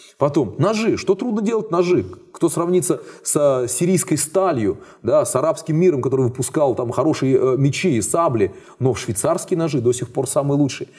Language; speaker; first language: Russian; native; Russian